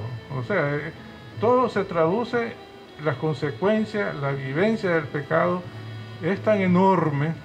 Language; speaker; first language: Spanish; native; Spanish